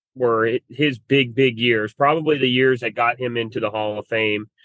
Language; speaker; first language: English; native; English